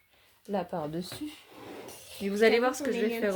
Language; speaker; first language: French; native; French